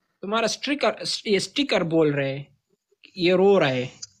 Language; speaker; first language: Urdu; non-native, local second language; Pashto